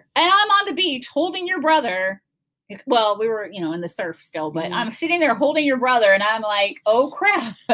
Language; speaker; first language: English; native; English